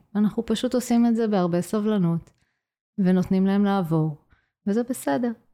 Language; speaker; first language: Hebrew; native; Hebrew